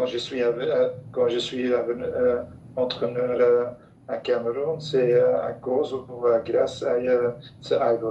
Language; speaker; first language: French; non-native, local second language; Dutch